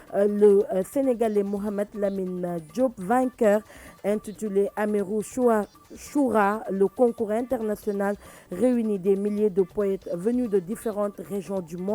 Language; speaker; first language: French; non-native, local second language; Wolof